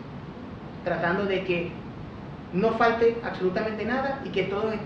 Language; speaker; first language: Spanish; native; Spanish